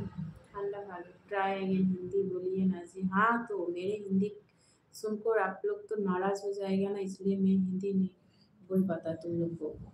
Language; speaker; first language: Hindi; non-native, local second language; Bangla